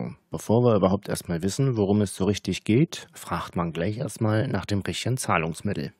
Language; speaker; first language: German; native; German